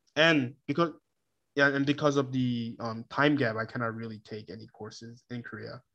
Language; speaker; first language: English; non-native, fluent; Korean